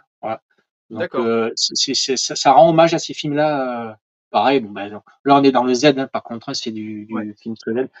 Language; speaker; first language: French; native; French